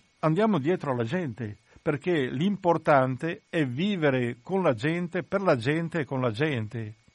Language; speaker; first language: Italian; native; Italian